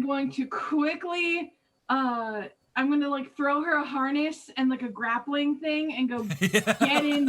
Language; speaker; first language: English; native; English